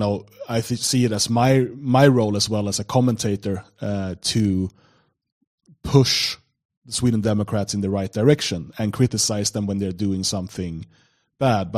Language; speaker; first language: English; non-native, fluent; Swedish